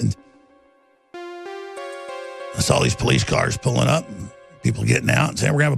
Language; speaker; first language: English; native; English